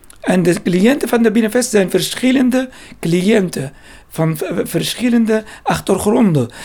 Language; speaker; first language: Dutch; non-native, learner; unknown